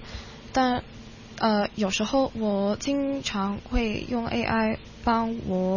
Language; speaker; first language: Chinese; non-native, local second language; Cantonese